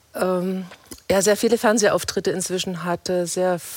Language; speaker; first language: German; native; German